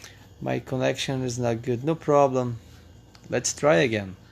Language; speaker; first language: English; non-native, fluent; Portuguese